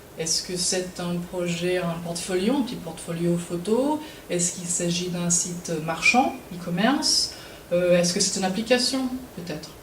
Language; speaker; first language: French; non-native, fluent; English